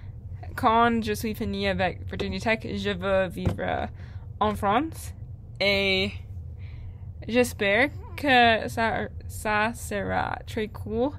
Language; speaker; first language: French; non-native, learner; English